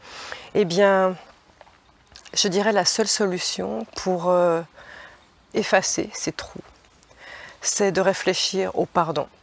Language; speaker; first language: French; native; French